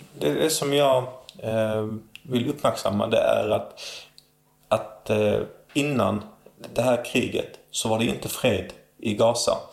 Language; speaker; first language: Swedish; early bilingual, other home language; Arabic